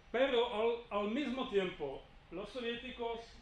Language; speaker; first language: Spanish; non-native, fluent; Czech